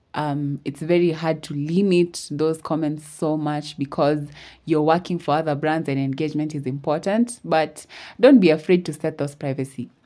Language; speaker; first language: English; non-native, local second language; Swahili